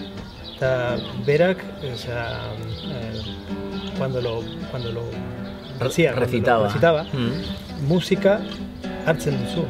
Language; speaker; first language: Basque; non-native, learner; Spanish